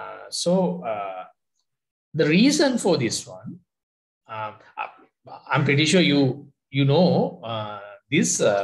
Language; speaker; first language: English; non-native, local second language; Sinhala